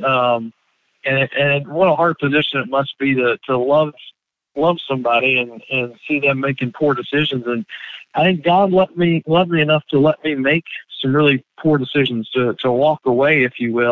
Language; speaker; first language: English; native; English